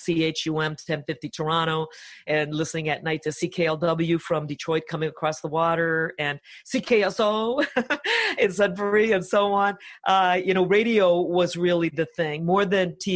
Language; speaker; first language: English; early bilingual, other home language; Finnish